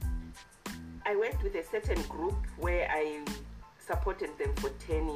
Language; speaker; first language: English; non-native, local second language; Shona